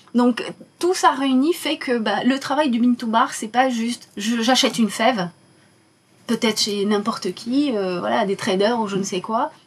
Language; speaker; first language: French; non-native, local second language; Arabic